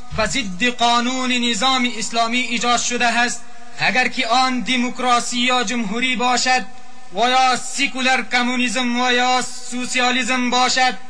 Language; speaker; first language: Persian; non-native, local second language; Pashto